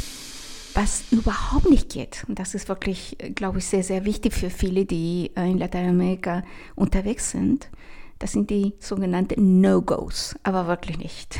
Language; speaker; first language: German; non-native, fluent; Spanish